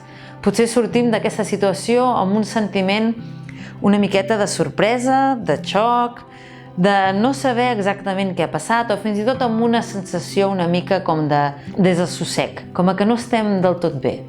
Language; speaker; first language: Catalan; native; Catalan